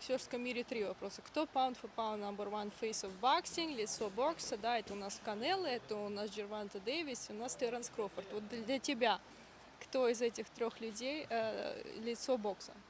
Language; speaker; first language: Russian; native; Russian